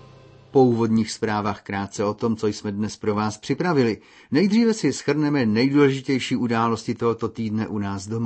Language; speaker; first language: Czech; native; Czech